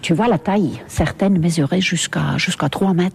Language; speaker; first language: French; non-native, fluent; Estonian